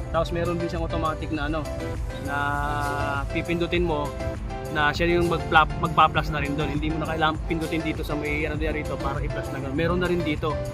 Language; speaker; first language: Filipino; native; Filipino